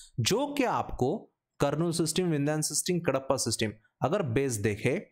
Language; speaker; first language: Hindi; non-native, local second language; Marathi